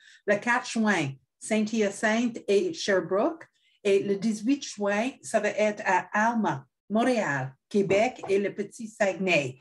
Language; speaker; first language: French; non-native, fluent; English